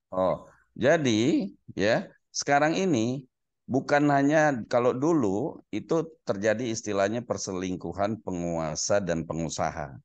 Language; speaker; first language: Indonesian; native; Indonesian